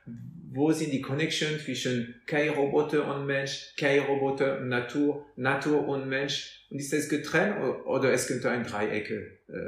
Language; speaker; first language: German; non-native, fluent; French